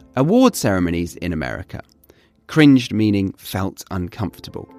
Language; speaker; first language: English; native; English